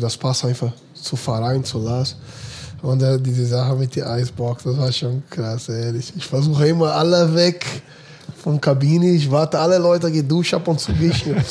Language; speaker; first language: German; non-native, fluent; Portuguese